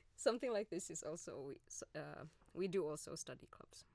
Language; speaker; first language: English; non-native, fluent; Finnish